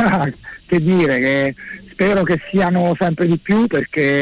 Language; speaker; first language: Italian; native; Italian